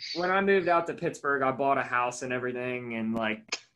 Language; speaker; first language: English; native; English